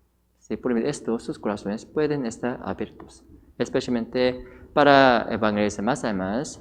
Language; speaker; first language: Spanish; non-native, fluent; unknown